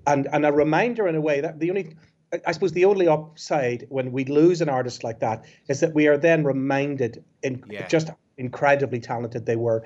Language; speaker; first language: English; native; English